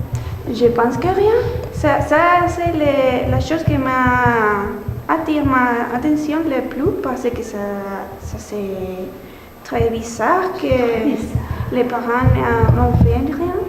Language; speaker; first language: French; non-native, learner; Spanish